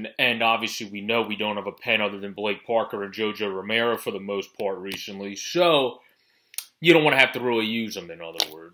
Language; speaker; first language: English; native; English